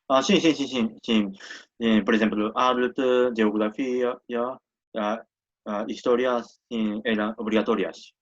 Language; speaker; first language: Portuguese; non-native, learner; Japanese